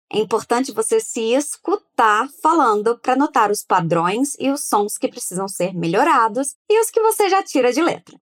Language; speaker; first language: Portuguese; native; Portuguese